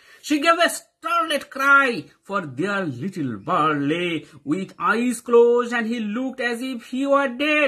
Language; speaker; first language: English; non-native, local second language; Bangla